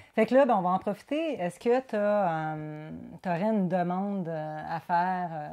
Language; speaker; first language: French; native; French